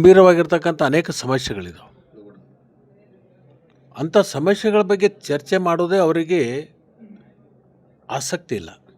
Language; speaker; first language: Kannada; native; Kannada